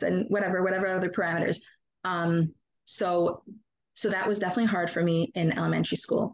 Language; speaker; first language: English; native; English